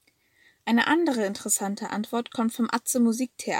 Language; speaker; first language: German; native; German